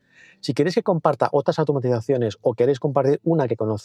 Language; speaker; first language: Spanish; native; Spanish